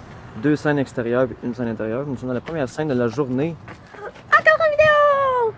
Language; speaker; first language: French; native; French